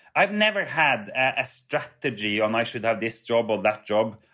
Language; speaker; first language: English; non-native, fluent; Norwegian